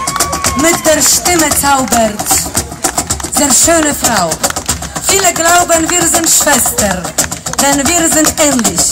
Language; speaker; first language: German; non-native, learner; Polish